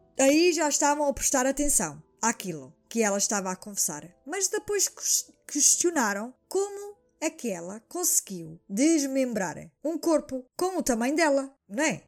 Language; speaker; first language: Portuguese; early bilingual, heritage; Portuguese